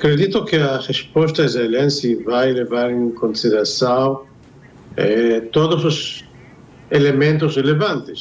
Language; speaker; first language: Portuguese; non-native, fluent; Hebrew